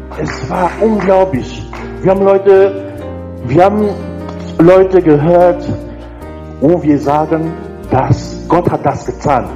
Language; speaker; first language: German; non-native, learner; French